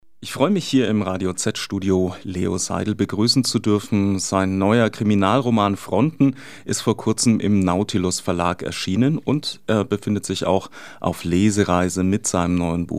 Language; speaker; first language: German; native; German